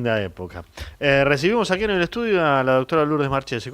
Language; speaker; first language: Spanish; native; Spanish